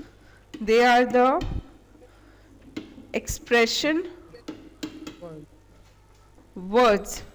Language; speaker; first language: English; non-native, local second language; Hindi